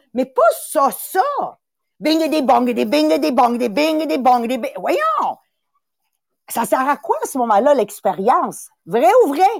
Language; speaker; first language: French; early bilingual, other home language; Italian